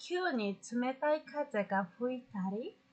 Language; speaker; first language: Japanese; non-native, fluent; Mongolian